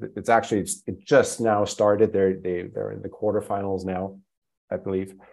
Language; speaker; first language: English; non-native, fluent; German